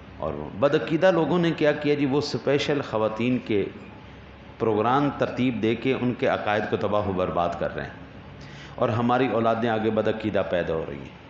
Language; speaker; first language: Urdu; non-native, local second language; Punjabi